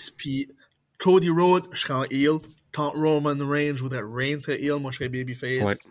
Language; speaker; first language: French; native; French